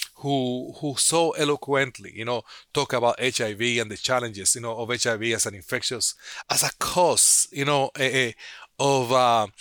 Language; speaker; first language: English; non-native, fluent; Spanish